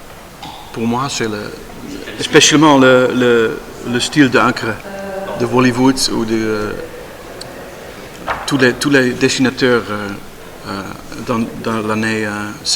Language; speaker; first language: French; non-native, learner; Dutch